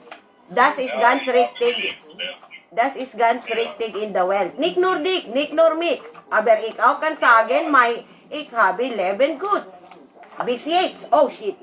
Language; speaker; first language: German; non-native, learner; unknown